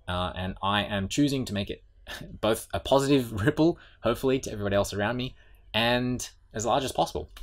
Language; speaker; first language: English; native; English